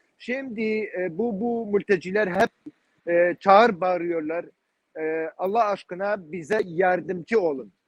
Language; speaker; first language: Turkish; non-native, learner; Kurdish